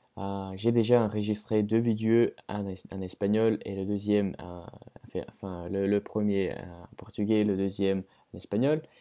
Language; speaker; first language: French; non-native, fluent; Russian